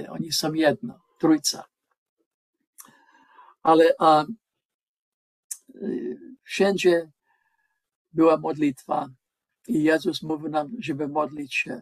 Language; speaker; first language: Polish; non-native, learner; English